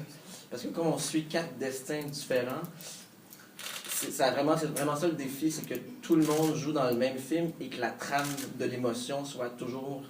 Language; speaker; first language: French; native; French